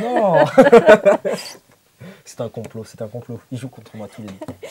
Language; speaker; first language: French; native; French